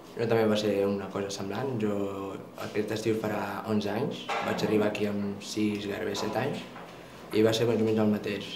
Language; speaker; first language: Catalan; early bilingual, other home language; Arabic